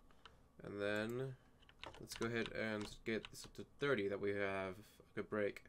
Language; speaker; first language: English; native; English